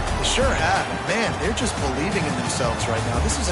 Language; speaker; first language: English; native; English